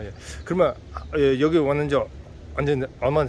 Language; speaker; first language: Korean; non-native, fluent; Mongolian